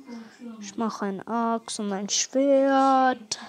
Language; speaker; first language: German; non-native, learner; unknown